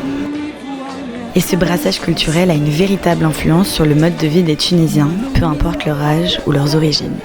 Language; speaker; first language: French; native; French